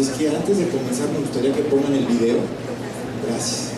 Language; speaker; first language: Spanish; native; Spanish